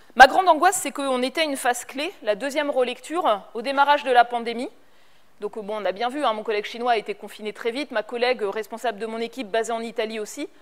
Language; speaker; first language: French; native; French